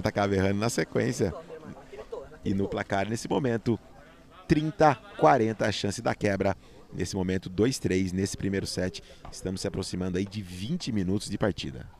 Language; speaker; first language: Portuguese; native; Portuguese